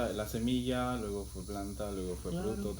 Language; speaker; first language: Spanish; native; Spanish